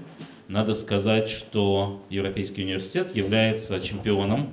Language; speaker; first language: Russian; native; Russian